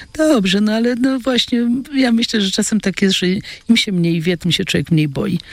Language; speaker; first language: Polish; native; Polish